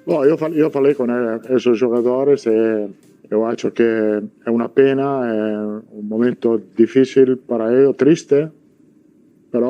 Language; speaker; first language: Portuguese; non-native, learner; Italian